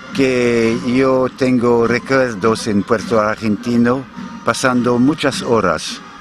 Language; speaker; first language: Spanish; non-native, fluent; English